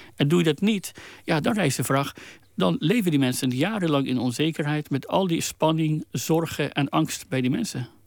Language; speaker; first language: Dutch; non-native, fluent; Persian